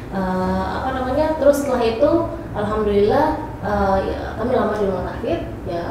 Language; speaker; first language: Indonesian; early bilingual, heritage; Indonesian